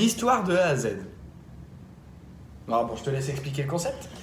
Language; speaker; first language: French; native; French